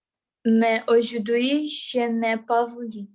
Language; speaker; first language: French; non-native, learner; Portuguese